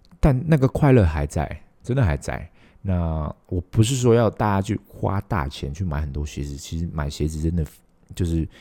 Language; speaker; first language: Chinese; non-native, local second language; Cantonese